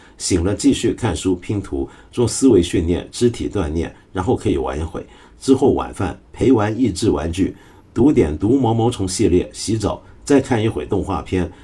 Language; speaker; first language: Chinese; early bilingual, other home language; Cantonese